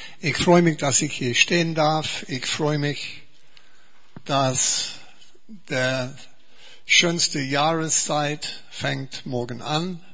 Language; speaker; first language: German; non-native, fluent; English